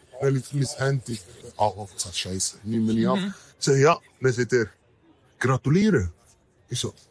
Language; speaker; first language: German; non-native, learner; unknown